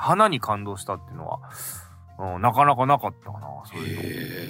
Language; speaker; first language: Japanese; native; Japanese